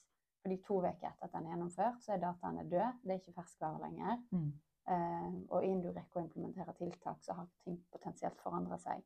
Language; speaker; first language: Norwegian; native; Norwegian